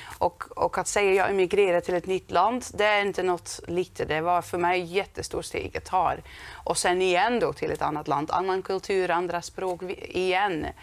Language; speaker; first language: Swedish; non-native, fluent; Dutch